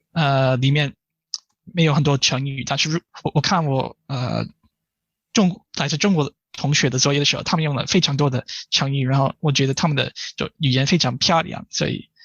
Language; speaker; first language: Chinese; non-native, fluent; English